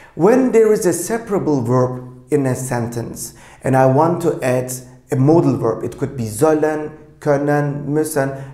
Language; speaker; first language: English; non-native, fluent; Turkish